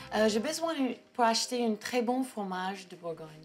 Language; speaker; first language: French; non-native, learner; English